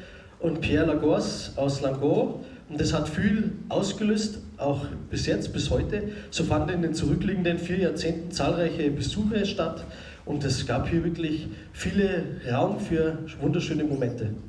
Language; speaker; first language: German; native; German